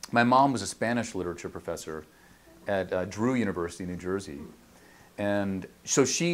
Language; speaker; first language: English; native; English